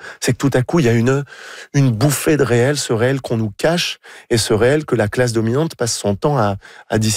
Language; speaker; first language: French; native; French